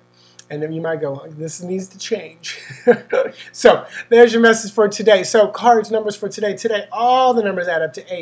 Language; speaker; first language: English; native; English